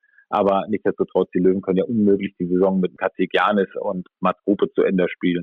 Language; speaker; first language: German; native; German